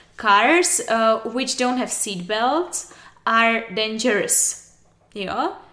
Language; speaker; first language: English; non-native, fluent; Czech